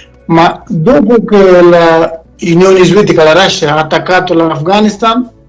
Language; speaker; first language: Italian; non-native, learner; Persian